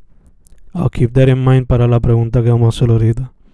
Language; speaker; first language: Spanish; native; Spanish